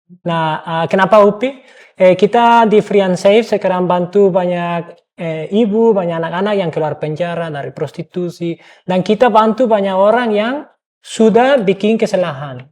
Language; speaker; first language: Indonesian; non-native, fluent; English